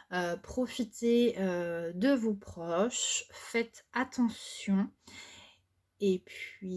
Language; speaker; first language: French; native; French